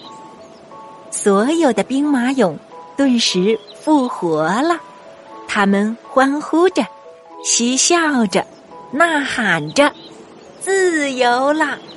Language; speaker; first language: Chinese; native; Chinese